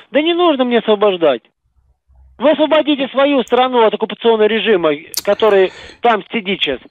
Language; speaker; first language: Russian; native; Russian